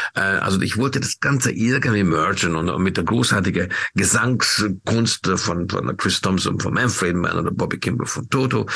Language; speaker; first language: German; non-native, fluent; Hungarian